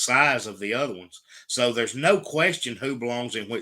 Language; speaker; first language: English; native; English